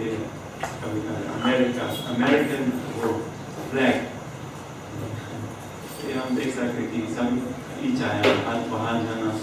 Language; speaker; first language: Hindi; non-native, fluent; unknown